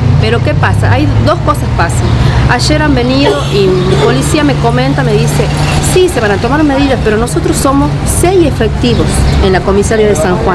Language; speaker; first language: Spanish; native; Spanish